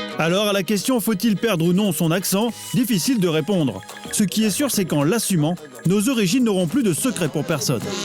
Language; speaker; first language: French; native; French